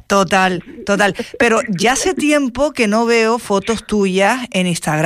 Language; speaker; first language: Spanish; native; Spanish